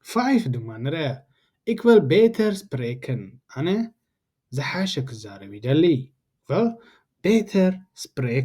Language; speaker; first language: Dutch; non-native, fluent; Tigrinya